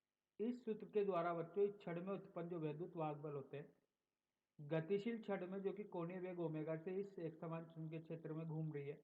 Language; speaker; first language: Hindi; native; Hindi